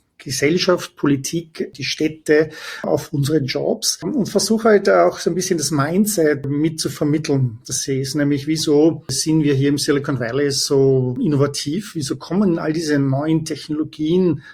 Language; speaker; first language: German; native; German